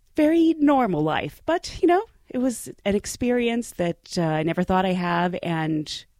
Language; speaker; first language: English; native; English